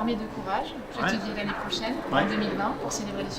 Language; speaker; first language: French; native; French